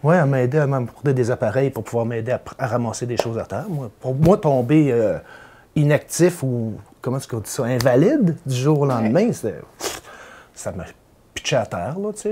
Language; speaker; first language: French; native; French